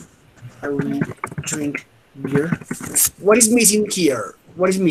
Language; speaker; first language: English; non-native, fluent; Spanish